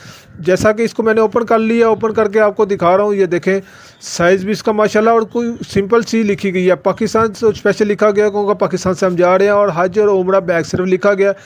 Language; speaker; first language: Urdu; non-native, local second language; Punjabi